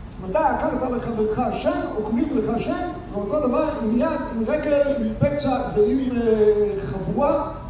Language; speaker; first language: Hebrew; native; Hebrew